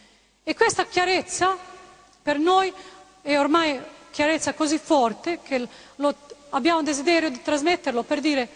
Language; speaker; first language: Italian; non-native, fluent; Croatian